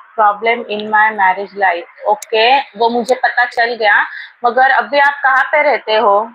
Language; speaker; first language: Hindi; non-native, local second language; Marathi